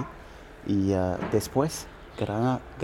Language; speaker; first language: Spanish; non-native, learner; French